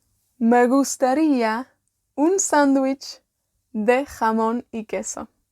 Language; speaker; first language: Spanish; non-native, fluent; Welsh